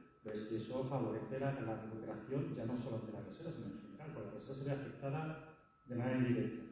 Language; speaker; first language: Spanish; native; Spanish